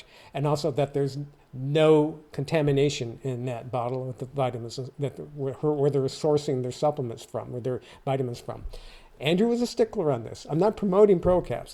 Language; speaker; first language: English; native; English